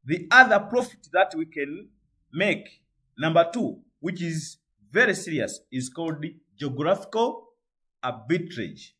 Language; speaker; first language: English; non-native, local second language; Swahili